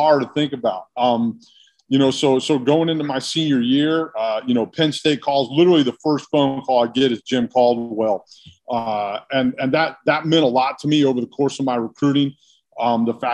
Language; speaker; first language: English; native; English